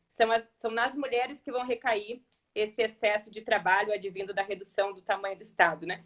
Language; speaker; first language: Portuguese; native; Portuguese